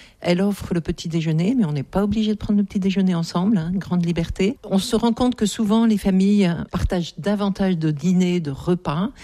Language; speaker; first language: French; native; French